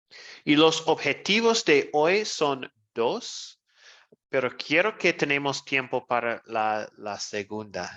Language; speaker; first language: Spanish; non-native, fluent; English